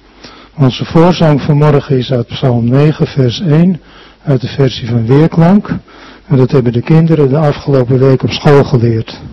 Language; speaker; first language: Dutch; native; Dutch